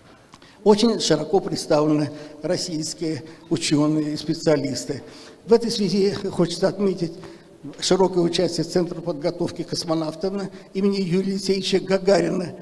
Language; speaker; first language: Russian; native; Russian